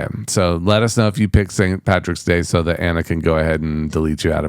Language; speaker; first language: English; native; English